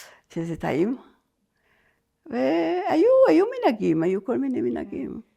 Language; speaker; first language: Hebrew; non-native, fluent; French